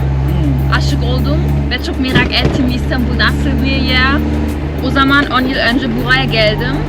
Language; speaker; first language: Turkish; non-native, learner; German